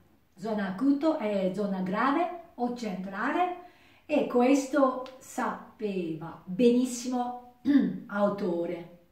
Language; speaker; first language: Italian; non-native, learner; Japanese